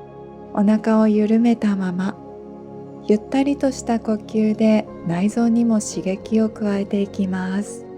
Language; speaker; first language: Japanese; native; Japanese